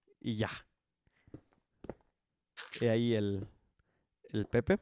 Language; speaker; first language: Spanish; native; Spanish